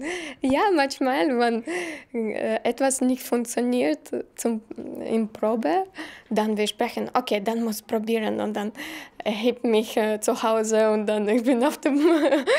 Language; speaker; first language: German; non-native, learner; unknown